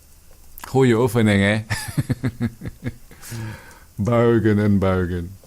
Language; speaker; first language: Dutch; non-native, fluent; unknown